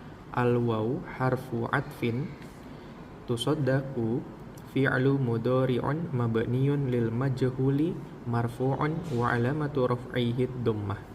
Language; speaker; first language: Arabic; non-native, learner; Indonesian